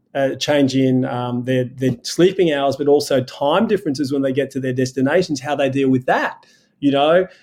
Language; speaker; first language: English; native; English